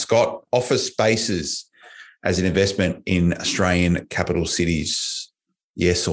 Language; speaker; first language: English; native; English